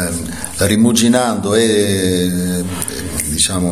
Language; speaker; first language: Italian; native; Italian